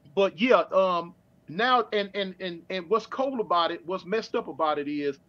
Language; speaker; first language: English; native; English